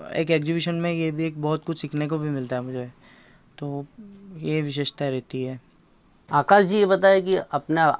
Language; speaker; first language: Hindi; native; Hindi